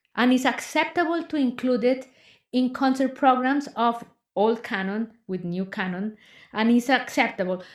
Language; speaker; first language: English; non-native, fluent; Spanish